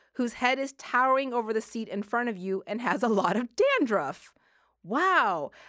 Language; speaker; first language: English; native; English